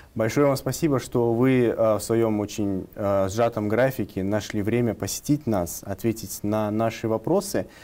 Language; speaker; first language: Russian; non-native, local second language; Tatar